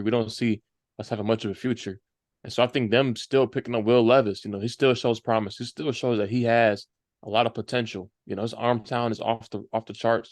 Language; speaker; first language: English; native; English